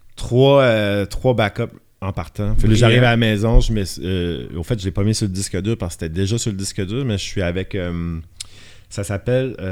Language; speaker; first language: French; native; French